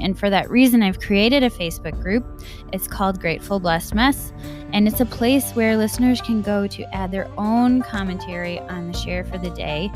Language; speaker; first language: English; native; English